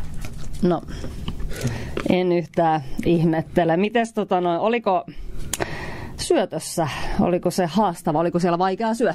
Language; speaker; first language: Finnish; native; Finnish